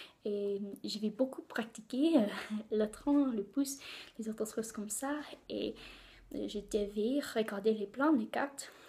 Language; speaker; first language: French; non-native, learner; English